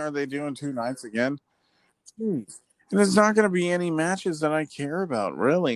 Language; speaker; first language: English; native; English